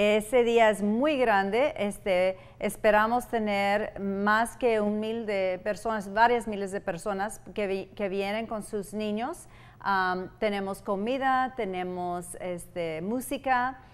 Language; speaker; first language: Spanish; early bilingual, heritage; Spanish